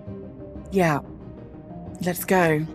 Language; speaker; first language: English; native; English